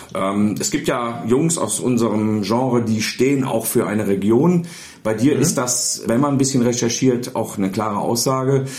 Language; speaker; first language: German; native; German